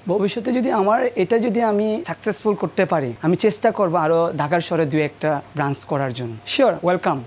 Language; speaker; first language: Bangla; non-native, local second language; Marma